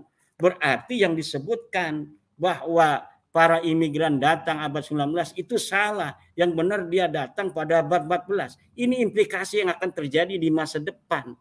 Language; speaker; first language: Indonesian; native; Indonesian